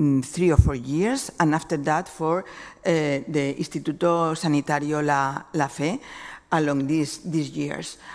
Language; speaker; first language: English; non-native, fluent; Spanish